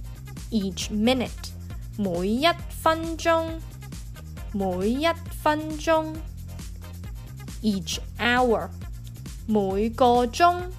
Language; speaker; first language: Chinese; early bilingual, heritage; Cantonese